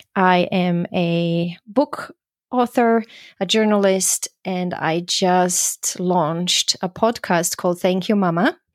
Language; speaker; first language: English; non-native, fluent; Croatian